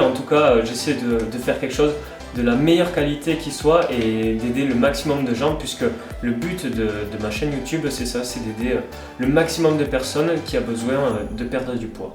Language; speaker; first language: French; native; French